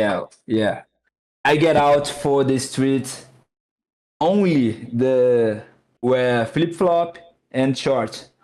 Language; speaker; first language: English; non-native, learner; Portuguese